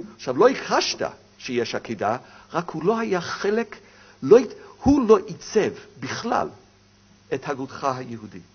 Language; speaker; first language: Hebrew; non-native, fluent; English